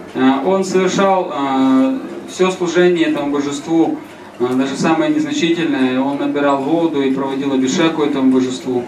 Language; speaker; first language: Russian; native; Russian